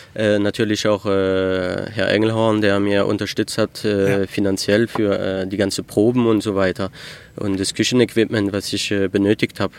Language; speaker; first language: German; early bilingual, heritage; French